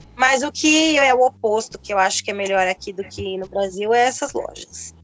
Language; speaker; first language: Portuguese; native; Portuguese